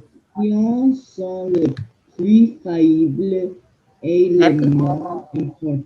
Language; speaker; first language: French; non-native, learner; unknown